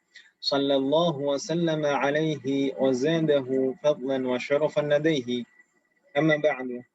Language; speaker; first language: Arabic; non-native, fluent; Indonesian